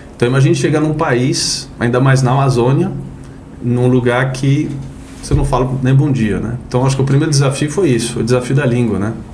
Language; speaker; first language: Portuguese; non-native, fluent; French